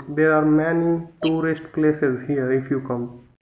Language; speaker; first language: English; non-native, local second language; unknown